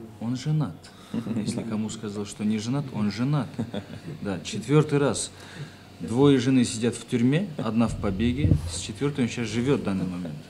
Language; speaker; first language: Russian; non-native, local second language; Kazakh